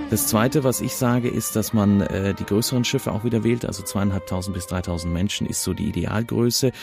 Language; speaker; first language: German; native; German